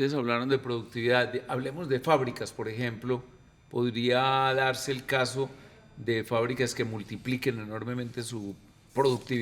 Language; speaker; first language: Spanish; native; Spanish